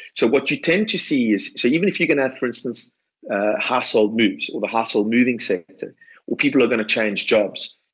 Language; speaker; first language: English; native; English